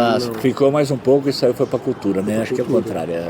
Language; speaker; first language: Portuguese; native; Portuguese